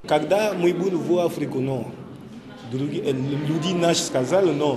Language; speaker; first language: Russian; non-native, learner; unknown